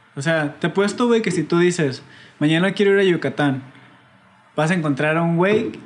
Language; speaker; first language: Spanish; native; Spanish